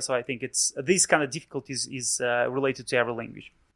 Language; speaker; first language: English; non-native, fluent; Russian